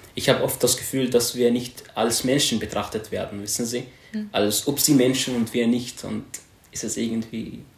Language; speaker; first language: German; non-native, fluent; Arabic